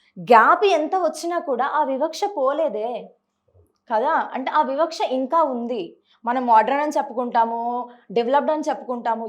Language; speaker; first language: Telugu; early bilingual, heritage; Telugu